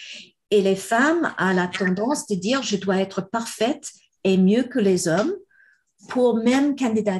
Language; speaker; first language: French; non-native, fluent; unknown